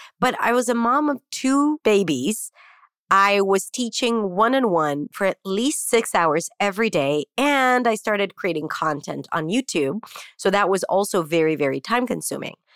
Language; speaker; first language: English; non-native, fluent; Hebrew